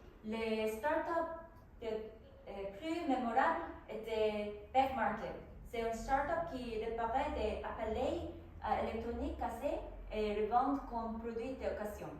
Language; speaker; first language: French; non-native, learner; Korean